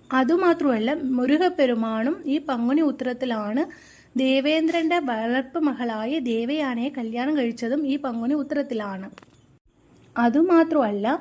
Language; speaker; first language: Malayalam; non-native, local second language; Tamil